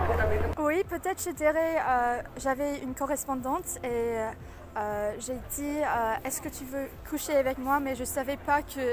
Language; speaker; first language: French; non-native, fluent; English